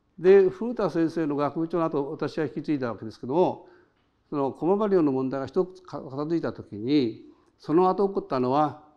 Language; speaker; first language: Japanese; native; Japanese